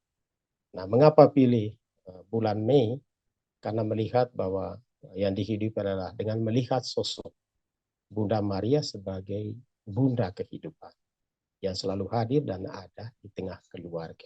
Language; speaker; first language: Indonesian; native; Indonesian